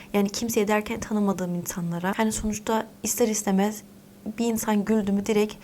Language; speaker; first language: Turkish; early bilingual, other home language; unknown